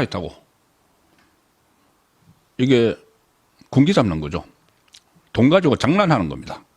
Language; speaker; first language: Korean; native; Korean